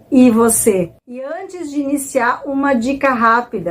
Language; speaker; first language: Portuguese; native; Portuguese